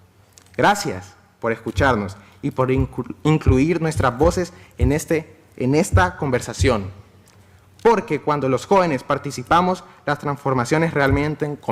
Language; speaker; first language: Spanish; native; Spanish